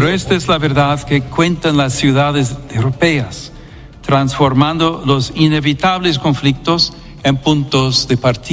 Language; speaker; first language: Spanish; non-native, fluent; English